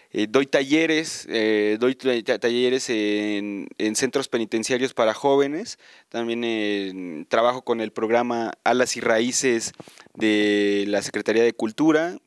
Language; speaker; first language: Spanish; native; Spanish